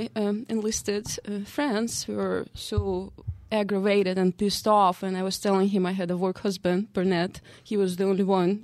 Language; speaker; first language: English; non-native, fluent; Uzbek